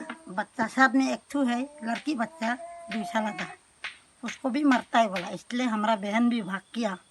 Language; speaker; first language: Hindi; non-native, local second language; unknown